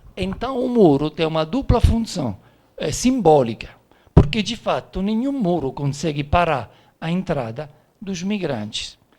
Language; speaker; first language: Portuguese; non-native, fluent; Italian